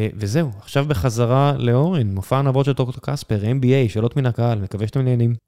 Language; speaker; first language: Hebrew; native; Hebrew